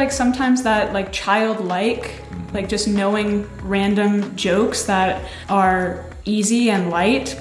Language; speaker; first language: English; native; English